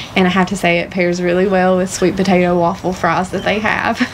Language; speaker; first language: English; native; English